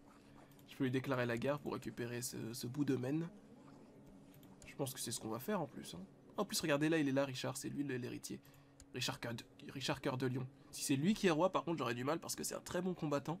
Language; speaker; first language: French; native; French